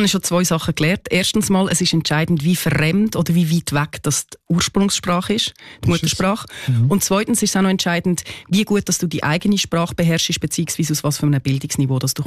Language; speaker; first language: German; native; German